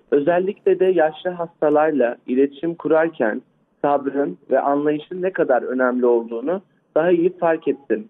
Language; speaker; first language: Turkish; early bilingual, other home language; Arabic